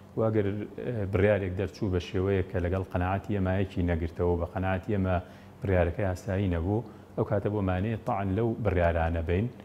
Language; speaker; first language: Central Kurdish; native; Central Kurdish